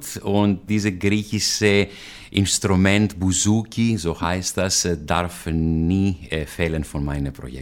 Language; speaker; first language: German; non-native, fluent; Greek